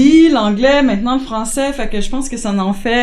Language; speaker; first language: French; native; French